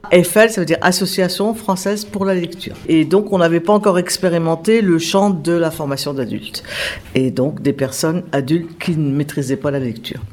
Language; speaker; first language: French; native; French